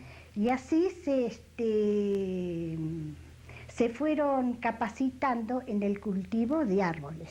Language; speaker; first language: Spanish; native; Spanish